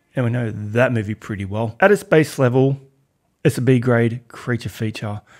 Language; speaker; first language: English; native; English